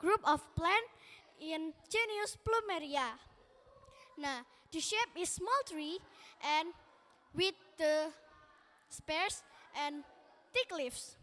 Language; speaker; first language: English; non-native, learner; Indonesian